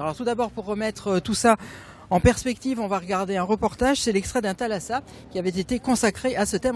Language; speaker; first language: French; native; French